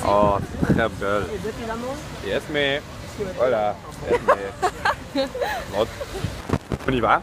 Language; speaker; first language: French; non-native, learner; Dutch